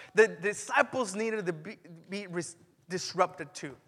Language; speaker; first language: English; non-native, fluent; Spanish